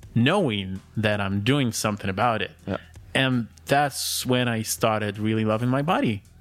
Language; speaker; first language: English; early bilingual, other home language; Russian